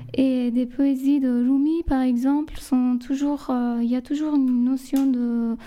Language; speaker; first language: French; non-native, fluent; Persian